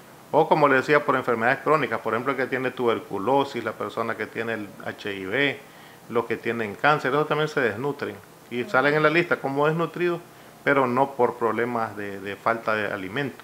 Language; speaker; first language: Spanish; native; Spanish